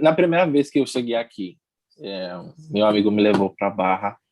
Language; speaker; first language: Portuguese; non-native, learner; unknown